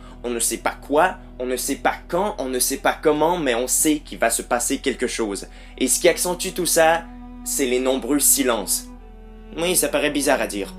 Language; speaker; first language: French; native; French